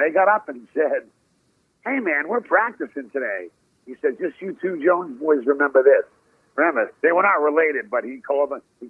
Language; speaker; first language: English; native; English